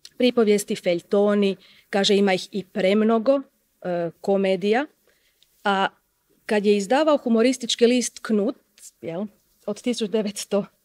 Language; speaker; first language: Croatian; native; Croatian